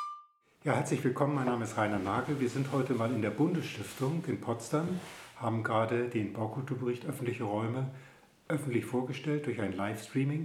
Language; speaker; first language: German; native; German